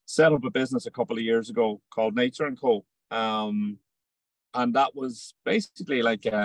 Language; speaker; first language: English; native; English